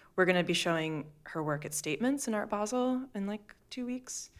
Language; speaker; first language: English; native; English